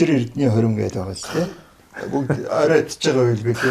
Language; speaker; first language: Mongolian; native; Mongolian